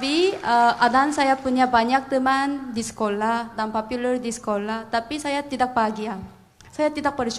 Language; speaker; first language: Indonesian; non-native, fluent; Korean